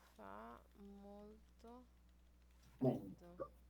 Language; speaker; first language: Italian; non-native, fluent; Portuguese